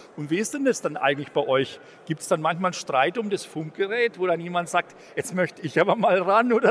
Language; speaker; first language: German; native; German